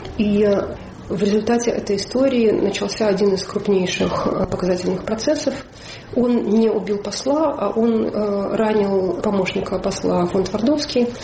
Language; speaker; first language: Russian; native; Russian